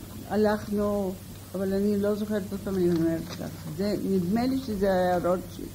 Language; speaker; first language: Hebrew; non-native, fluent; Bulgarian